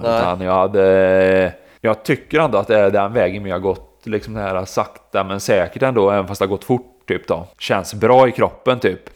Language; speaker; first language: Swedish; native; Swedish